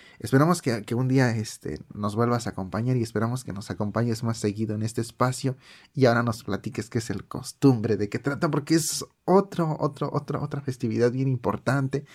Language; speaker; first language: Spanish; native; Spanish